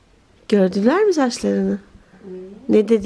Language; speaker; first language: Turkish; native; Turkish